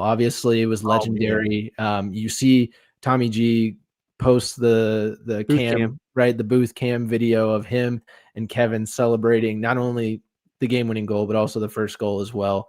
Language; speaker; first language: English; native; English